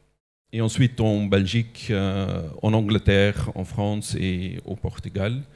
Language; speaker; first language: French; non-native, local second language; Dutch